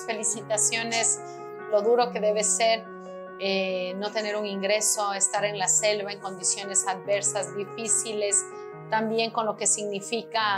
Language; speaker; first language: Spanish; native; Spanish